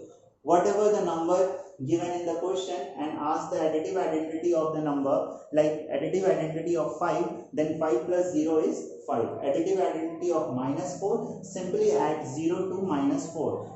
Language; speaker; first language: English; non-native, local second language; Hindi